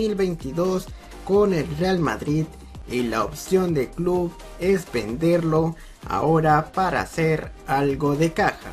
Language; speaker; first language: Spanish; native; Spanish